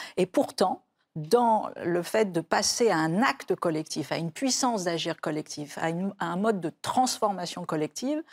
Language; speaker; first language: French; native; French